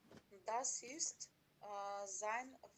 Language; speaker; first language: German; non-native, learner; Macedonian